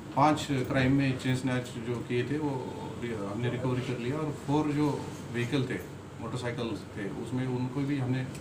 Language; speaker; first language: Hindi; non-native, local second language; Marathi